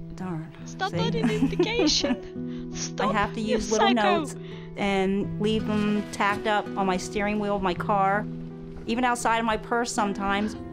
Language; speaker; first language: English; native; English